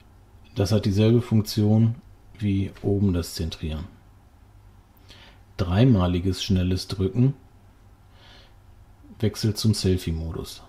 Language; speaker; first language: German; native; German